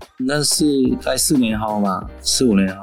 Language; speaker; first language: Chinese; non-native, fluent; Vietnamese